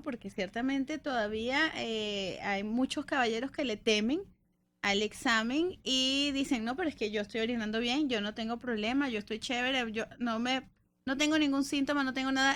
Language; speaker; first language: Spanish; native; Spanish